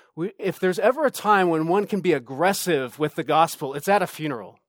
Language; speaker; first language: English; native; English